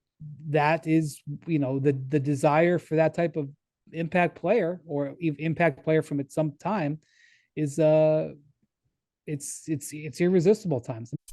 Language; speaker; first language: English; native; English